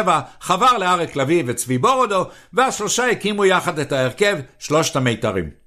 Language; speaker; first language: Hebrew; native; Hebrew